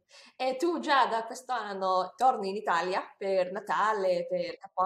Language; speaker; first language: Italian; non-native, fluent; English